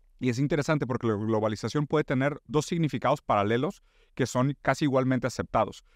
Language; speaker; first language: Spanish; non-native, fluent; Portuguese